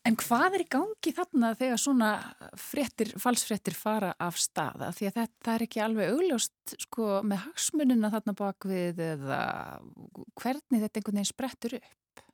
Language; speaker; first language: Icelandic; native; Icelandic